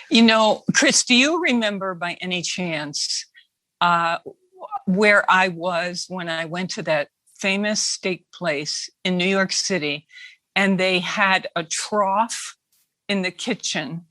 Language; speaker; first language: English; native; English